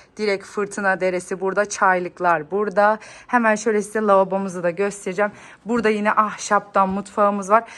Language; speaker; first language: Turkish; native; Turkish